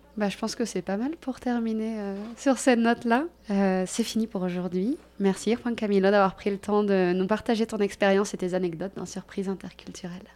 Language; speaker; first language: French; native; French